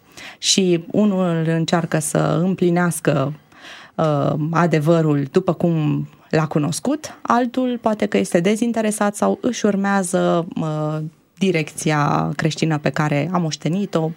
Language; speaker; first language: Romanian; native; Romanian